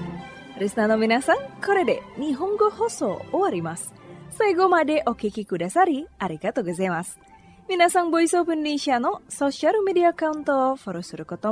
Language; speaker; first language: Japanese; non-native, fluent; Indonesian